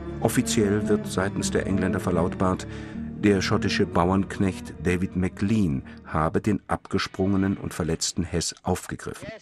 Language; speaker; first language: German; native; German